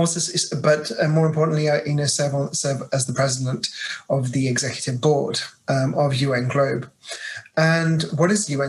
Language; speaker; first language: English; native; English